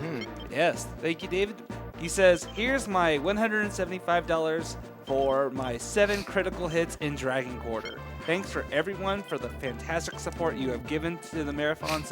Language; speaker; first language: English; native; English